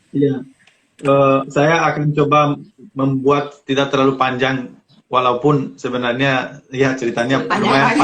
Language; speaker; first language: Indonesian; non-native, fluent; Romanian